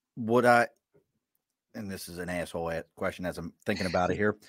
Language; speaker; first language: English; native; English